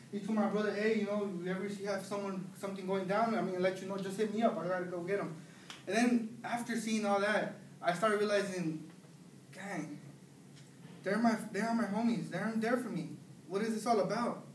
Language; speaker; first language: English; native; English